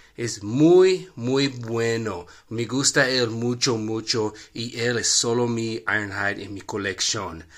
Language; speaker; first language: Spanish; non-native, learner; English